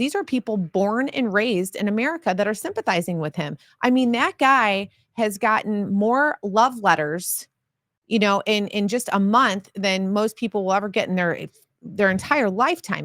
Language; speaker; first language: English; native; English